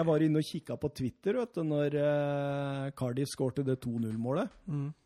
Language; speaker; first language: Norwegian; native; Norwegian